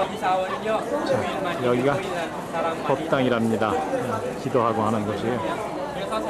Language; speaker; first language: Korean; native; Korean